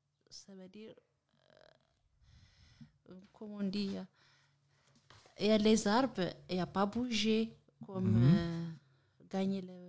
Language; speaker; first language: French; non-native, learner; Amharic